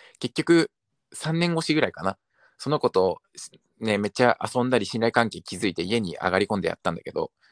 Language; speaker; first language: Japanese; early bilingual, other home language; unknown